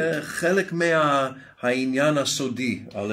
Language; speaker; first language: Hebrew; non-native, fluent; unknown